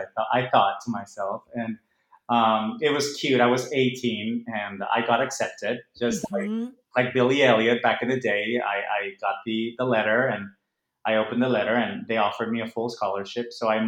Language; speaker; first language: English; non-native, fluent; Spanish